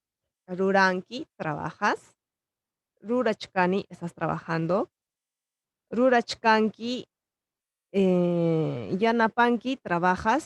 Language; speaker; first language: Spanish; non-native, local second language; Quechua